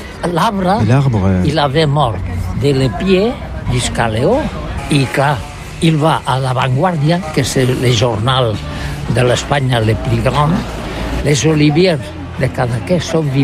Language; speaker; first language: French; non-native, learner; Catalan